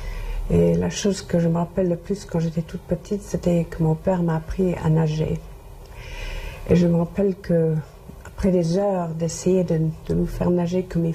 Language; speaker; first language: French; non-native, local second language; English